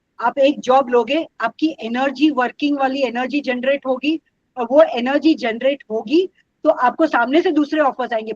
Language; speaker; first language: Hindi; non-native, local second language; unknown